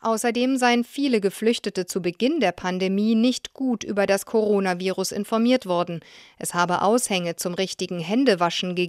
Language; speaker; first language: German; native; German